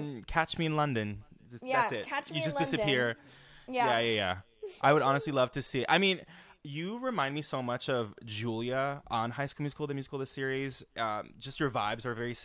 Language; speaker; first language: English; non-native, fluent; French